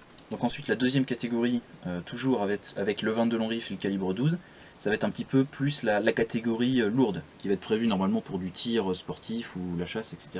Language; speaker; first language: French; native; French